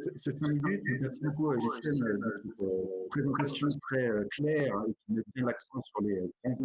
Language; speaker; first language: French; native; French